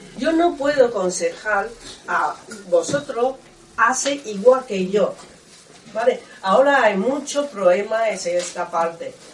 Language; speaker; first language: Spanish; non-native, learner; Chinese